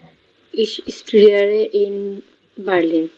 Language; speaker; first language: German; non-native, learner; Bangla